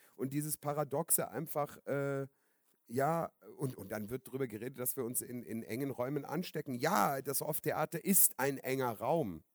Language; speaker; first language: German; native; German